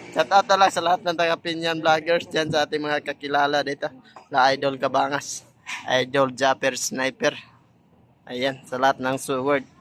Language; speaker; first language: Filipino; non-native, local second language; Hiligaynon